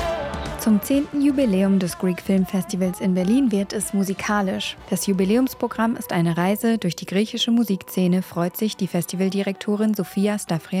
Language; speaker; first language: German; native; German